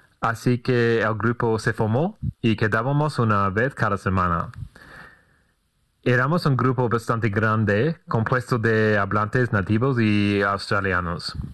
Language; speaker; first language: Spanish; non-native, fluent; English